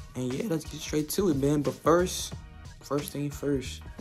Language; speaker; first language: English; native; English